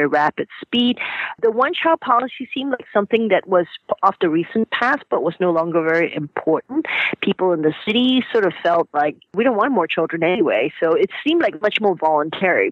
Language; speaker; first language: English; non-native, local second language; Cantonese